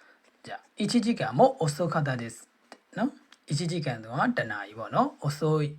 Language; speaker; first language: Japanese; non-native, fluent; Burmese